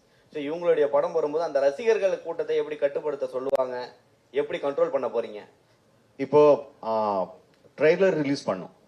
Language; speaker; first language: Tamil; non-native, fluent; Telugu